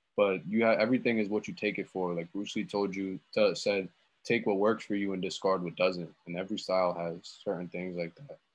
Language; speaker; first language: English; native; English